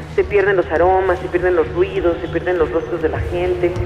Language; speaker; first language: Spanish; native; Spanish